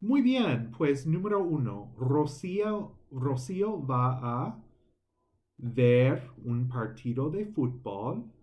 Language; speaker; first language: Spanish; non-native, fluent; English